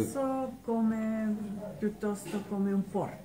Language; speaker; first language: Italian; non-native, local second language; German